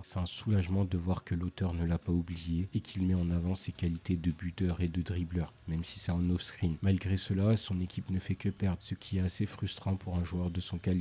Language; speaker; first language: French; native; French